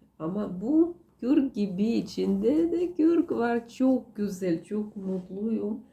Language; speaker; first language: Turkish; non-native, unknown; Russian